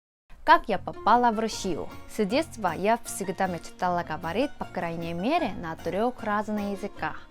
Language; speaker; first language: Russian; non-native, fluent; Korean